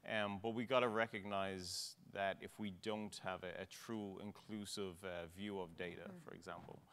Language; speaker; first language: English; native; English